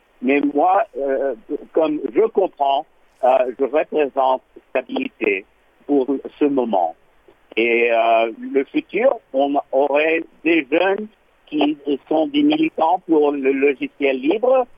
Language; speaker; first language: French; non-native, learner; English